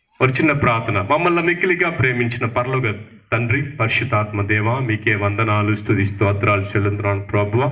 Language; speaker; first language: Telugu; non-native, learner; Tamil